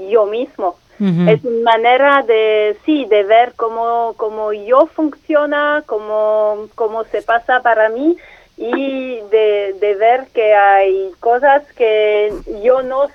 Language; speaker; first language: Spanish; non-native, learner; French